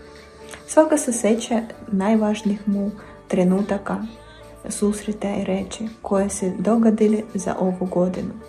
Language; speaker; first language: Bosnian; non-native, learner; Russian